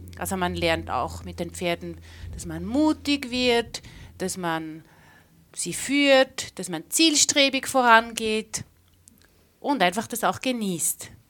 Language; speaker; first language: German; native; German